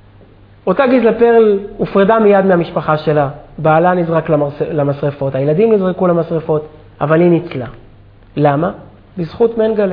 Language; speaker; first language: Hebrew; native; Hebrew